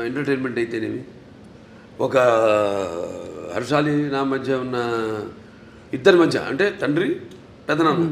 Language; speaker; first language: Telugu; native; Telugu